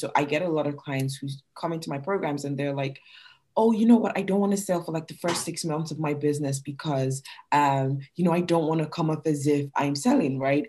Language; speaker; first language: English; non-native, local second language; Yoruba